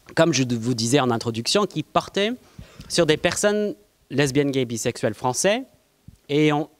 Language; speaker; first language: French; non-native, fluent; English